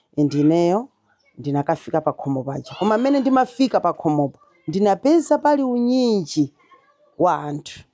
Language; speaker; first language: Nyanja; native; Nyanja